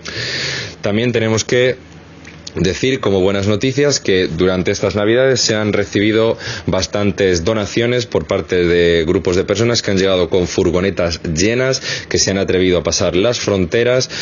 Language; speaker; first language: Spanish; native; Spanish